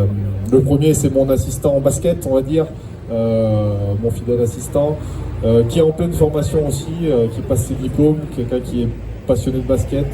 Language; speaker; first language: French; native; French